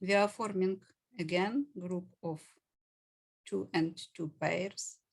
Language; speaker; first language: English; non-native, fluent; Ukrainian